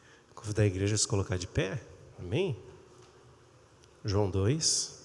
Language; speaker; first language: Portuguese; native; Portuguese